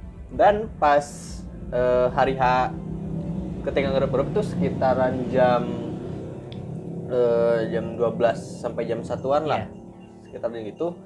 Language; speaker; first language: Indonesian; native; Indonesian